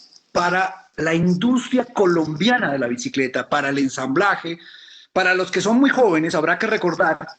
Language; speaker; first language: Spanish; native; Spanish